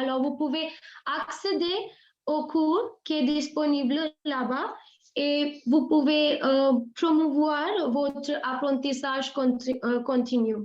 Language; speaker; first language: French; non-native, fluent; Hindi